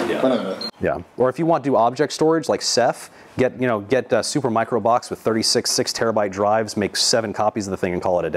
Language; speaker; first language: English; native; English